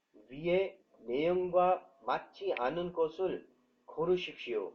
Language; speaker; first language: Korean; non-native, fluent; Urdu